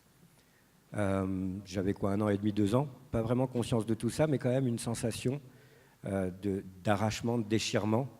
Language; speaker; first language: French; native; French